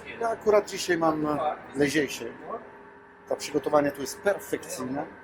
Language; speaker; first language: Polish; non-native, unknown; Italian